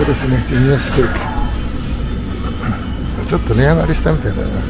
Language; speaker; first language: Japanese; native; Japanese